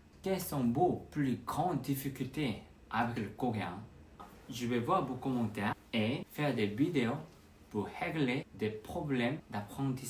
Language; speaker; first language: French; non-native, fluent; Korean